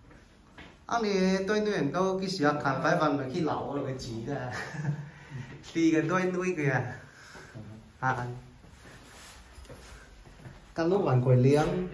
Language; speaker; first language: Chinese; native; Chinese